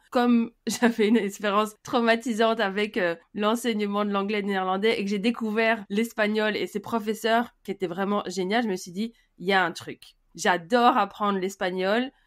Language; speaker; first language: French; native; French